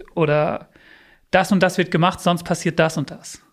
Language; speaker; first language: German; early bilingual, other home language; English